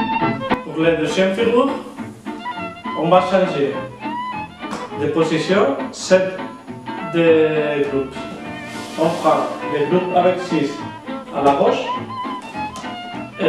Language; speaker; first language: French; non-native, learner; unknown